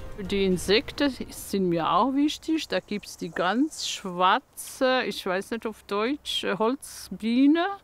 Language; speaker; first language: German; non-native, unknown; Bosnian